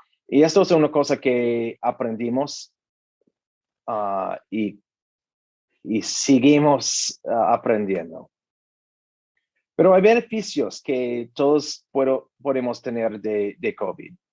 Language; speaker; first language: Spanish; non-native, learner; English